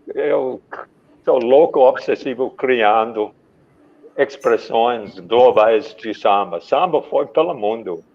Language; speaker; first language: Portuguese; non-native, fluent; English